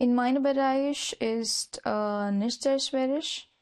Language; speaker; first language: German; non-native, learner; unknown